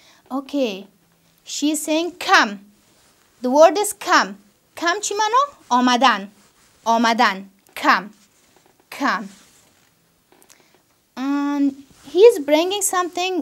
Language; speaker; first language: English; non-native, fluent; Persian